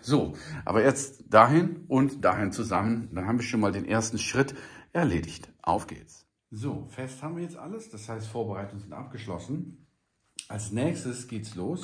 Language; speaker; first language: German; native; German